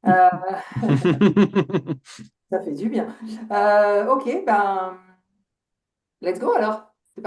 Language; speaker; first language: French; native; French